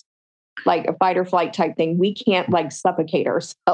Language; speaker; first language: English; native; English